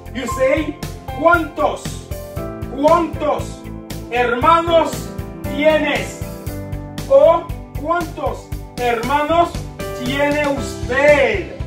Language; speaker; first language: Spanish; non-native, fluent; Haitian Creole